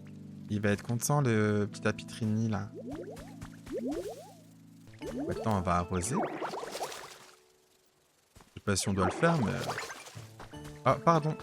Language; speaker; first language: French; native; French